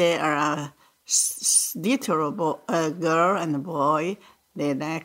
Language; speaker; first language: English; non-native, learner; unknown